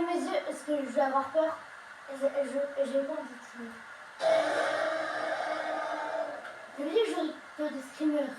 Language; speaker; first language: French; native; French